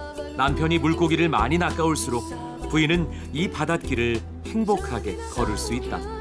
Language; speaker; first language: Korean; native; Korean